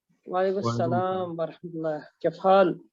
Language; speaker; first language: Arabic; non-native, fluent; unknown